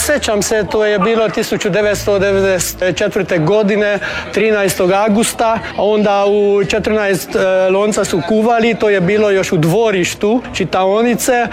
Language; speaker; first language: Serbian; early bilingual, heritage; Croatian